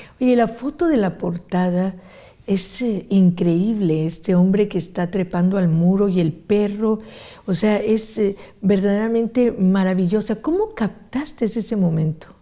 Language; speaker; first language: Spanish; native; Spanish